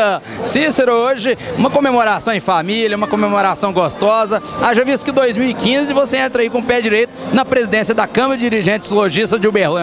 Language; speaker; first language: Portuguese; native; Portuguese